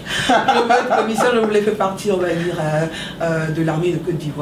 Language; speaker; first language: French; native; French